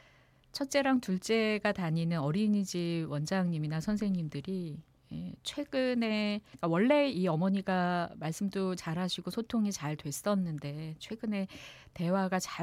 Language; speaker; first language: Korean; native; Korean